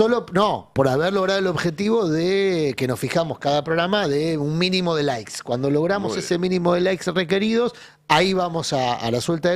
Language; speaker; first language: Spanish; native; Spanish